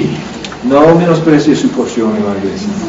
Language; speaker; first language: Spanish; non-native, learner; English